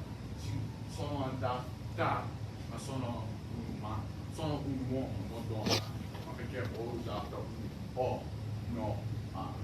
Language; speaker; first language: Italian; non-native, learner; English